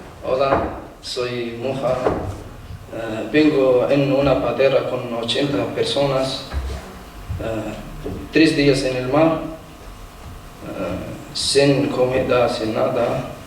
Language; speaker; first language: Spanish; non-native, learner; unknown